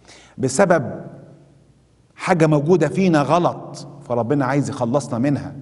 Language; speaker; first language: Arabic; native; Arabic